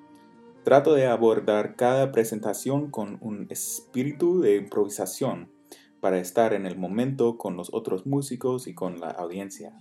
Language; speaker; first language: Spanish; non-native, fluent; English